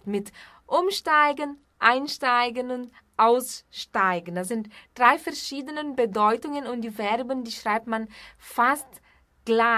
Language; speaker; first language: German; non-native, fluent; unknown